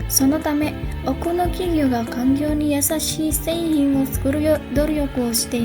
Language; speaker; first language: Japanese; non-native, learner; Indonesian